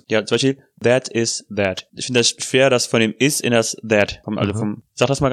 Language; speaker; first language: German; native; German